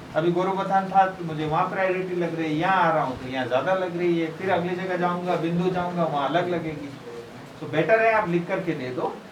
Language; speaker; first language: Hindi; non-native, local second language; Nepali